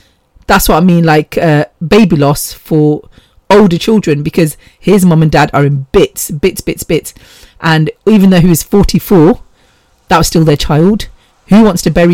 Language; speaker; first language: English; native; English